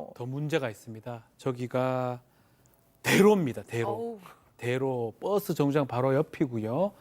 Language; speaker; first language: Korean; native; Korean